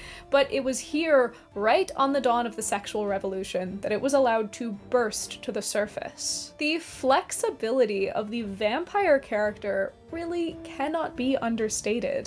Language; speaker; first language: English; native; English